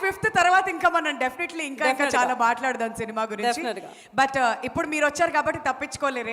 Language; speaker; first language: Telugu; native; Telugu